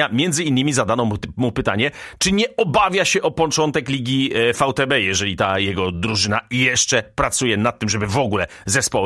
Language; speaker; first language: Polish; native; Polish